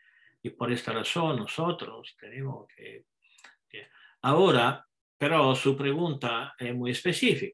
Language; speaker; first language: Spanish; non-native, fluent; Italian